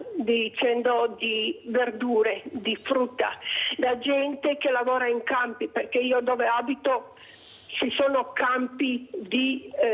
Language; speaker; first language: Italian; non-native, fluent; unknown